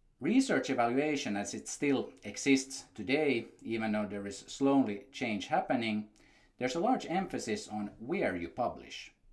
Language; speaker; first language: English; non-native, fluent; Finnish